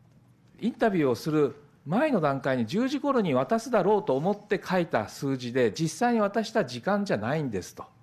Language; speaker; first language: Japanese; native; Japanese